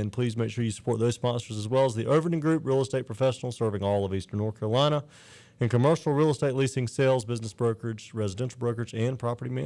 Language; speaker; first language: English; native; English